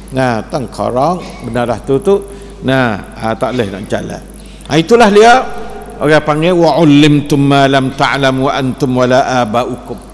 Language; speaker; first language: Malay; native; Malay